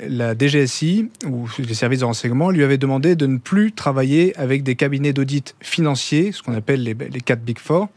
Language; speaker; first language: French; native; French